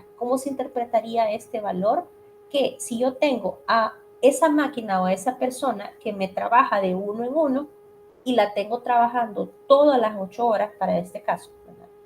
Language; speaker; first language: Spanish; native; Spanish